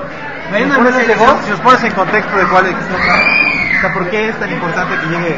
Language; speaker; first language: Spanish; native; Spanish